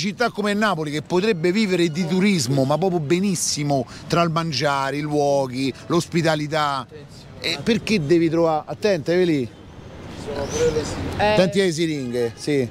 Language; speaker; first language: Italian; native; Italian